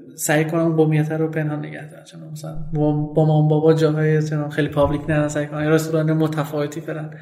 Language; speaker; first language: Persian; non-native, local second language; Kurdish